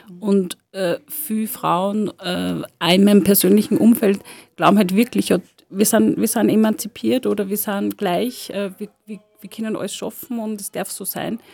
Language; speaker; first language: German; native; German